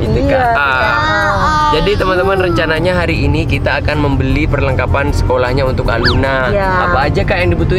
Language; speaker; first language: Indonesian; native; Indonesian